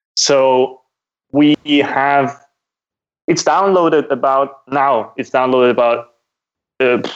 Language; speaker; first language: English; non-native, fluent; German